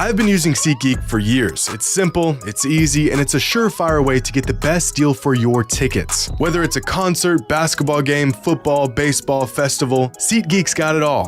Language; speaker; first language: English; native; English